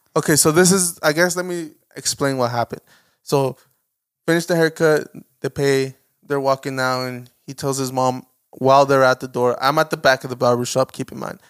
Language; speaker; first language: English; native; English